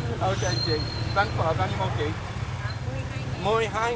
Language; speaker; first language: Vietnamese; non-native, learner; English